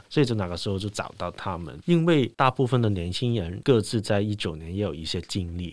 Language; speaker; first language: Chinese; non-native, local second language; Cantonese